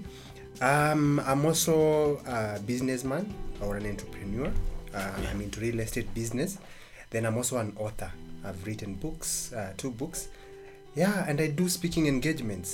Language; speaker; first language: English; non-native, local second language; Embu